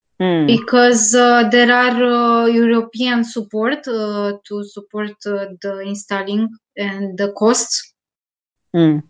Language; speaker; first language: English; non-native, learner; Romanian